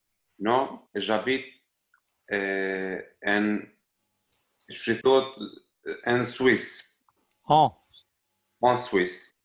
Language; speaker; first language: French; non-native, learner; Albanian